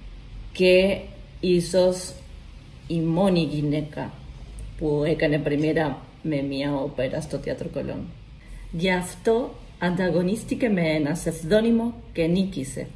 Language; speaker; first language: Greek; non-native, learner; Spanish